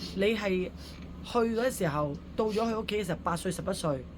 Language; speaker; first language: Cantonese; native; Cantonese